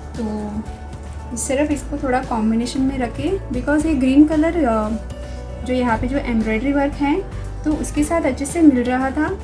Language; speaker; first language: Hindi; non-native, local second language; Kannada